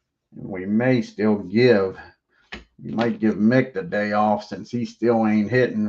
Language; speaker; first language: English; native; English